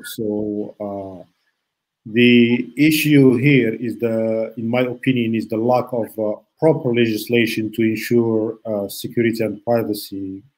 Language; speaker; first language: English; non-native, fluent; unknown